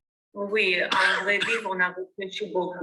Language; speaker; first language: French; non-native, fluent; Armenian